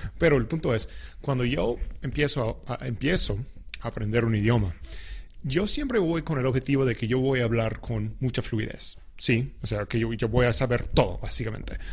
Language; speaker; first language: Spanish; non-native, fluent; English